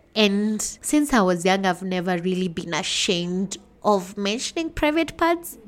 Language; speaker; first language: English; non-native, local second language; Kikuyu